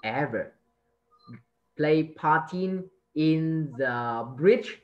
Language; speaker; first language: English; non-native, fluent; Vietnamese